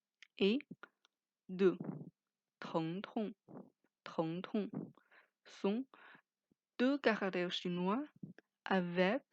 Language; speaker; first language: French; non-native, fluent; Chinese